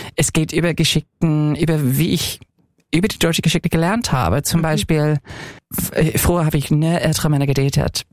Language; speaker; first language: German; non-native, fluent; English